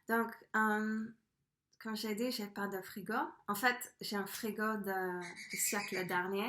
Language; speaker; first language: French; non-native, fluent; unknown